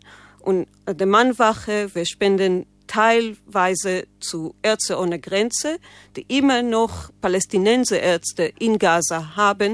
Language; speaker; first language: German; non-native, fluent; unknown